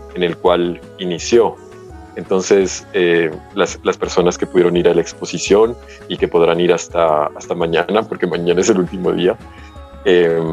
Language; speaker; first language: Spanish; early bilingual, heritage; Spanish